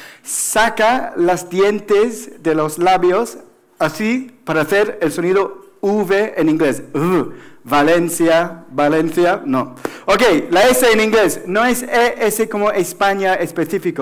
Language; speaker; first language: Spanish; non-native, fluent; English